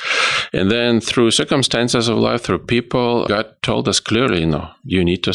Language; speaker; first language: English; non-native, fluent; Ukrainian